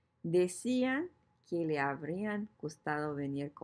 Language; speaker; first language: Spanish; non-native, fluent; English